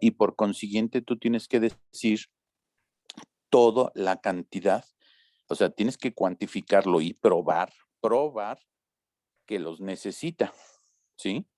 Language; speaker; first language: Spanish; native; Spanish